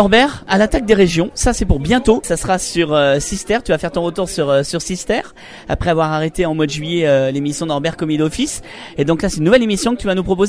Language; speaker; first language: French; native; French